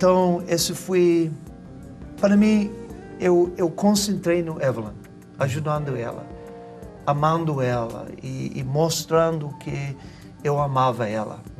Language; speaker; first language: Portuguese; non-native, learner; English